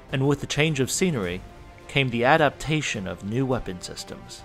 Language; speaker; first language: English; non-native, local second language; Cantonese